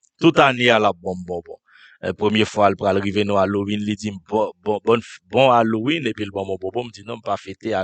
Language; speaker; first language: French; non-native, local second language; Haitian Creole